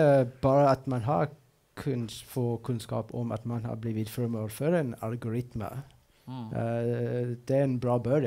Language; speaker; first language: Swedish; non-native, fluent; English